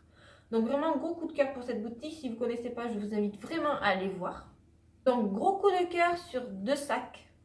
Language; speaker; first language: French; native; French